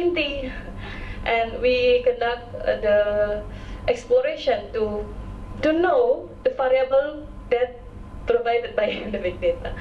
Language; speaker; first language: English; non-native, local second language; Indonesian